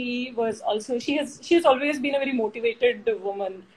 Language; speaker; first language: English; non-native, local second language; Marathi